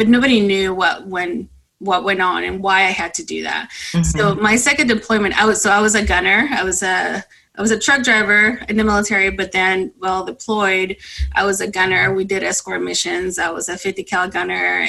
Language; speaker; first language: English; non-native, fluent; Spanish